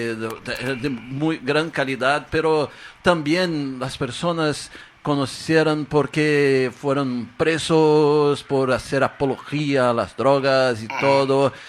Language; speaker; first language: Spanish; non-native, fluent; Portuguese